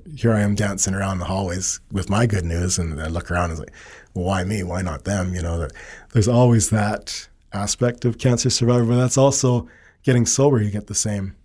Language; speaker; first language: English; native; English